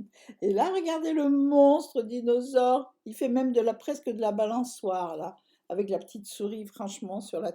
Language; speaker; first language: French; native; French